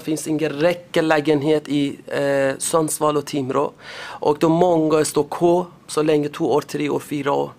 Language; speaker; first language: Swedish; non-native, learner; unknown